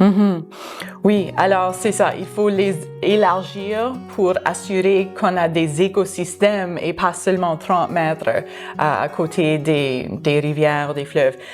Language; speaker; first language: French; non-native, local second language; English